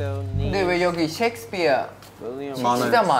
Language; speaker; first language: Korean; non-native, fluent; Thai